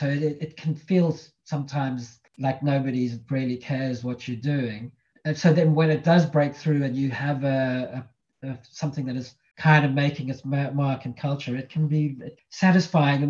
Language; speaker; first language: English; native; English